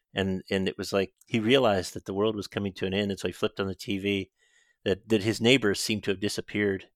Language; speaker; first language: English; native; English